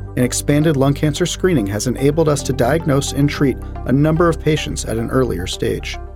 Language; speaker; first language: English; native; English